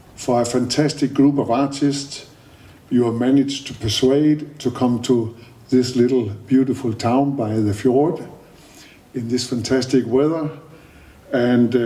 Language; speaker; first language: English; non-native, fluent; Danish